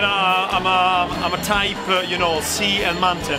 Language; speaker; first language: English; non-native, fluent; Italian